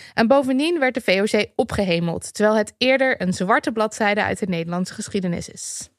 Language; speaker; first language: Dutch; native; Dutch